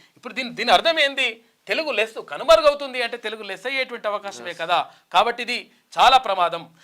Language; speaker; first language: Telugu; native; Telugu